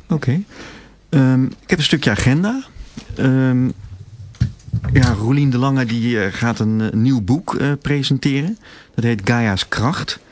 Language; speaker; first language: Dutch; native; Dutch